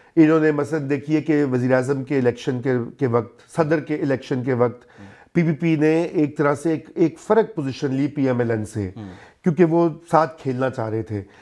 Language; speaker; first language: Urdu; non-native, local second language; Punjabi